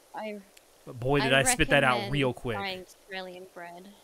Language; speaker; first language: English; native; English